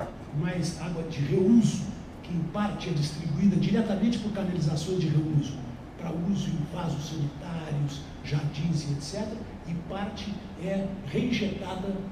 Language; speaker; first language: Portuguese; native; Portuguese